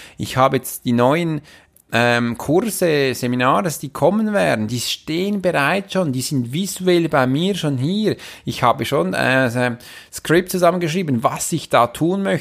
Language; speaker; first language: German; native; German